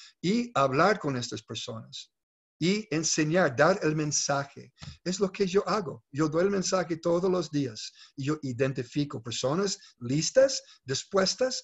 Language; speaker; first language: Spanish; non-native, fluent; English